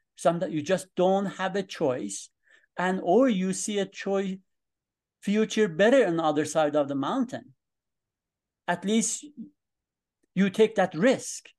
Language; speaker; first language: English; non-native, fluent; Persian